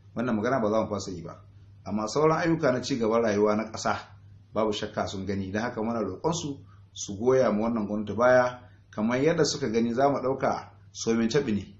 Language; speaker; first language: Hausa; native; Hausa